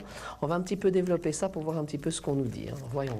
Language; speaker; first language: French; native; French